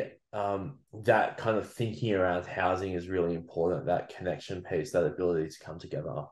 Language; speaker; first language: English; native; English